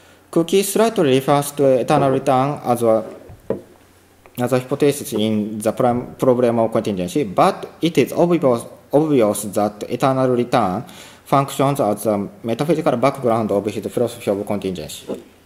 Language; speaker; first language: English; non-native, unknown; Japanese